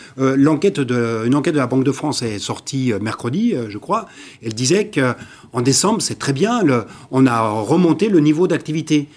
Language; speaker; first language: French; native; French